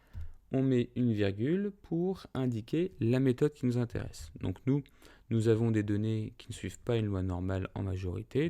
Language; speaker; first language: French; native; French